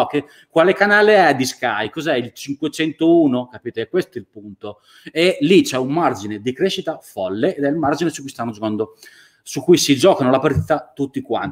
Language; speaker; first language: Italian; native; Italian